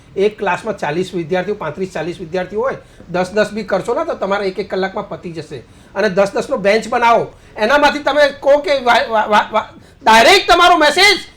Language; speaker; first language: Gujarati; native; Gujarati